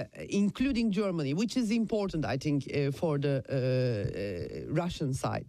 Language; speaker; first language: English; non-native, fluent; Turkish